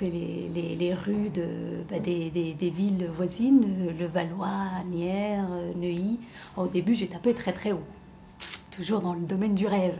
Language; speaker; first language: French; native; French